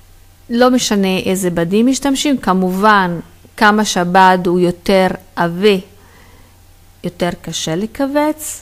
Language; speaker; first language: Hebrew; non-native, fluent; Italian